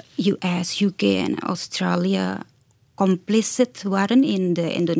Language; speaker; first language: Dutch; non-native, fluent; Indonesian